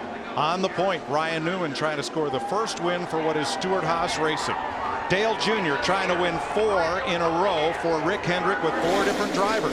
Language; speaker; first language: English; native; English